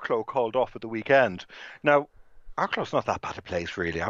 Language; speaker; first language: English; native; English